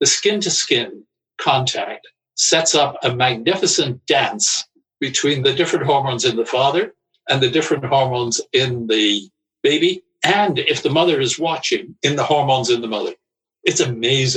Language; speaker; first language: English; native; English